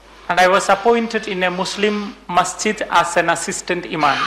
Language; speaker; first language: English; non-native, local second language; Malayalam